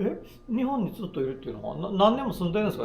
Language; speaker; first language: Japanese; native; Japanese